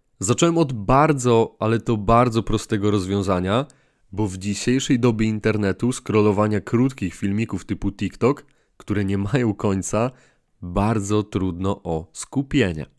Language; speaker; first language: Polish; native; Polish